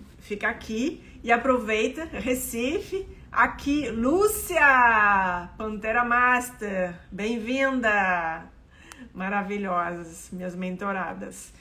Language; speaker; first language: Portuguese; non-native, fluent; French